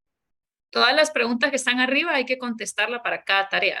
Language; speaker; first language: Spanish; native; Spanish